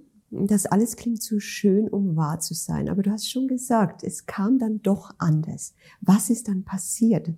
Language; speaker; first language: German; native; German